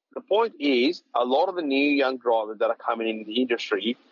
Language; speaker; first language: English; non-native, local second language; Punjabi